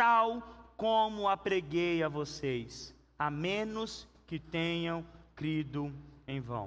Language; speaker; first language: Portuguese; native; Portuguese